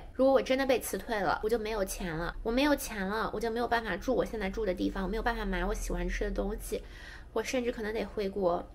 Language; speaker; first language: Chinese; native; Chinese